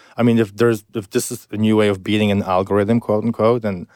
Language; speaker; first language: English; non-native, fluent; Polish